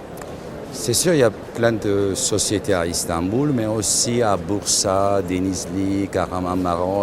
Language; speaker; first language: French; non-native, fluent; Turkish